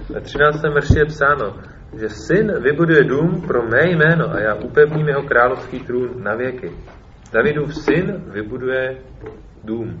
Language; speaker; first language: Czech; native; Czech